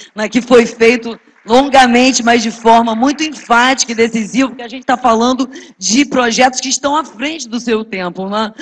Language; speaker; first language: Portuguese; native; Portuguese